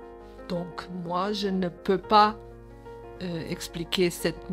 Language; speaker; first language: French; early bilingual, other home language; Portuguese